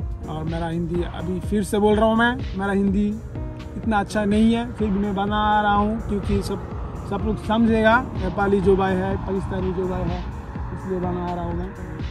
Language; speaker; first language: Hindi; non-native, fluent; Bangla